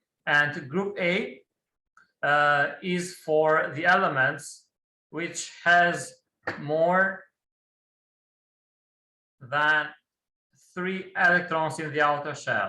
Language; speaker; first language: English; non-native, fluent; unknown